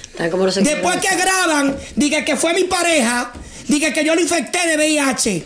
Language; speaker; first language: Spanish; native; Spanish